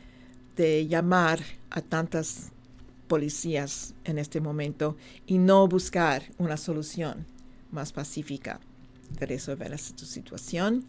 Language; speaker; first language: Spanish; non-native, fluent; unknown